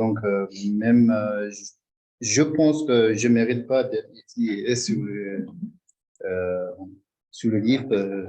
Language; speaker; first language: French; non-native, fluent; Tibetan